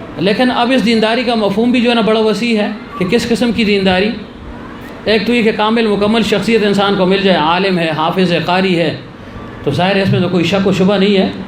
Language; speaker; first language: Urdu; non-native, local second language; Pashto